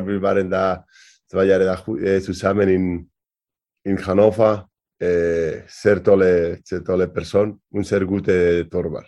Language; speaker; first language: German; non-native, learner; Spanish